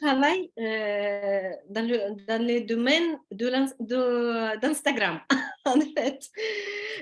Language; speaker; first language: French; non-native, learner; Russian